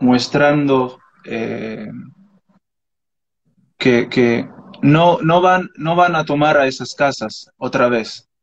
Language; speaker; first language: Spanish; non-native, learner; Arabic